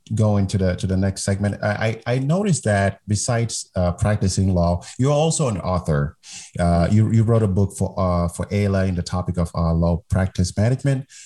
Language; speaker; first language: English; non-native, fluent; French